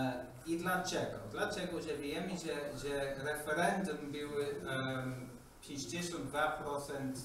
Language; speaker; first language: Polish; non-native, learner; English